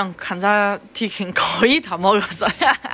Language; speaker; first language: Korean; non-native, learner; Chinese